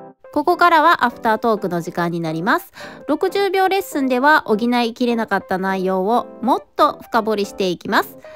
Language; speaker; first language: Japanese; native; Japanese